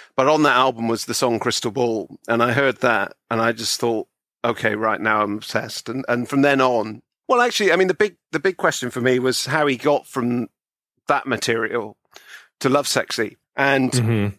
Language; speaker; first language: English; native; English